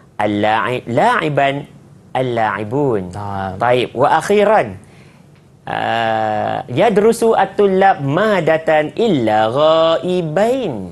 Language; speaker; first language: Arabic; non-native, fluent; Malay